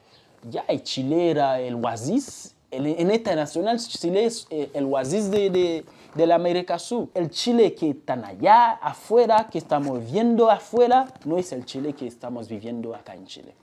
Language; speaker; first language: Spanish; non-native, learner; Haitian Creole